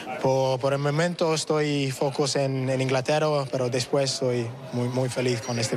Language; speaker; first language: Spanish; non-native, learner; English